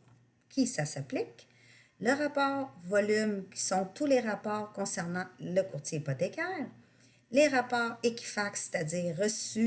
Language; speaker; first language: French; native; French